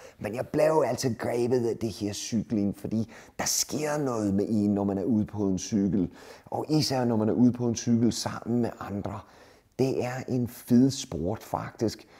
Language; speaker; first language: Danish; non-native, fluent; English